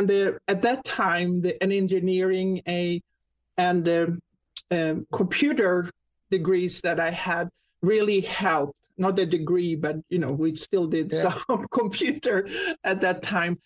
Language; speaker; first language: English; non-native, fluent; Swedish